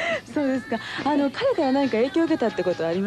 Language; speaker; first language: Japanese; native; Japanese